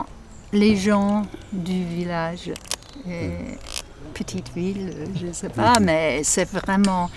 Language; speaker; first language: French; non-native, fluent; German